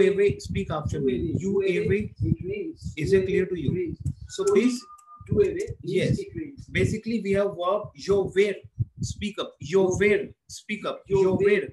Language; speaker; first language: English; non-native, local second language; Hindi